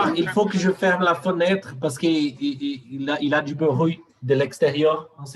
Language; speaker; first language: French; non-native, learner; Portuguese